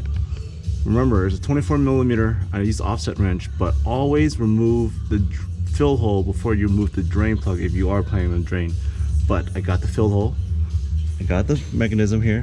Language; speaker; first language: English; native; English